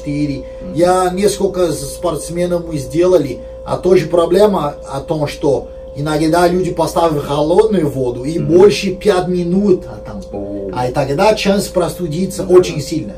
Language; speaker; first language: Russian; non-native, learner; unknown